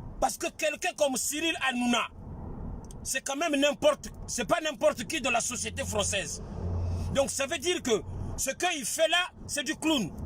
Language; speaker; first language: French; non-native, local second language; Lingala